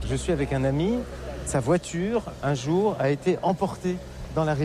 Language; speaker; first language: French; native; French